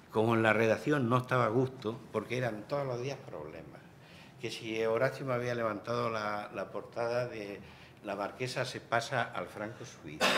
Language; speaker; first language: Spanish; native; Spanish